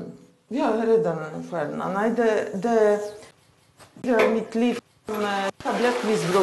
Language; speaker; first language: Swedish; non-native, fluent; Polish